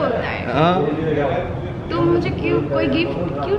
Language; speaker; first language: Hindi; non-native, learner; Bangla